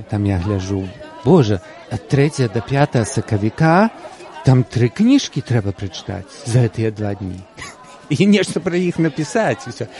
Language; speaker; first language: Belarusian; early bilingual, heritage; Belarusian